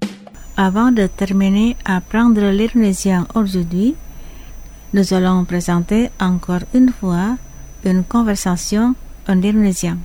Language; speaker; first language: French; non-native, fluent; Indonesian